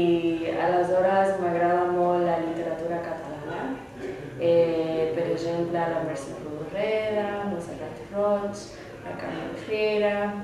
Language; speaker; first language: Catalan; non-native, fluent; Spanish